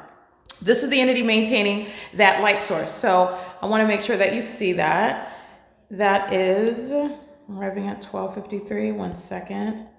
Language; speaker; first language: English; native; English